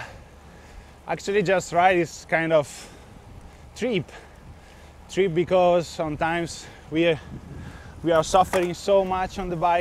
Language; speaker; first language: English; non-native, fluent; Italian